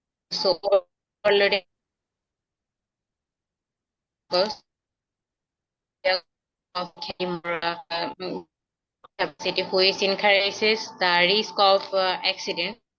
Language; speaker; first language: English; non-native, local second language; Bangla